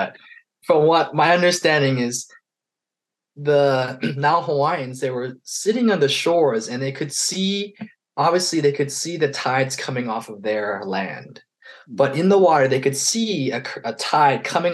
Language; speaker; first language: English; native; English